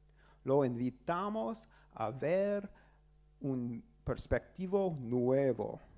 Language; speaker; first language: Spanish; non-native, learner; English